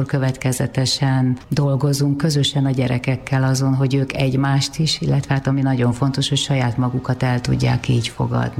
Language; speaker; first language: Hungarian; native; Hungarian